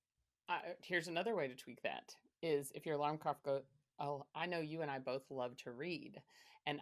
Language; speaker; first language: English; native; English